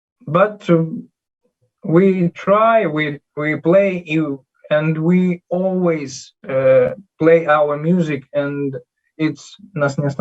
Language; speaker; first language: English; non-native, learner; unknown